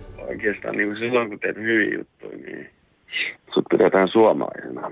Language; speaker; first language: Finnish; early bilingual, other home language; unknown